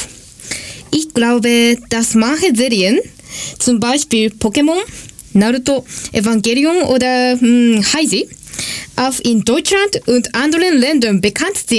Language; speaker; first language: German; non-native, fluent; Japanese